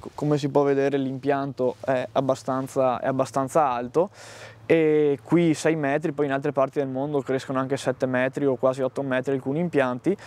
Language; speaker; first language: Italian; native; Italian